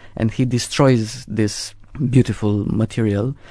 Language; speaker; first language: English; non-native, fluent; Romanian